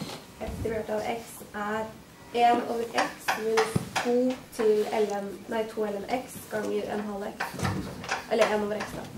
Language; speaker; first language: Norwegian; native; Norwegian